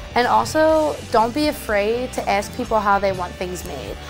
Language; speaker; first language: English; native; English